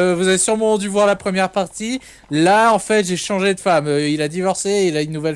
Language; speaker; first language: French; native; French